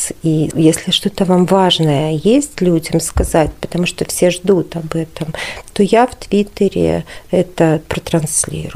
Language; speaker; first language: Russian; native; Russian